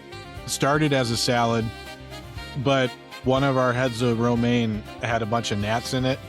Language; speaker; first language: English; native; English